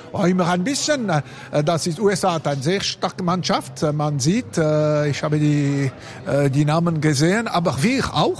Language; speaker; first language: German; non-native, local second language; French